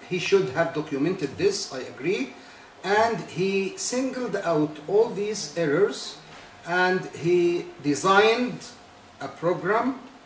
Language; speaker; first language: English; non-native, fluent; Arabic